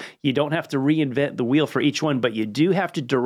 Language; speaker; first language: English; native; English